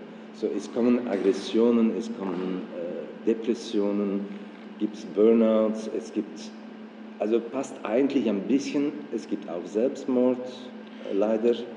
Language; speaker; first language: German; non-native, fluent; Dutch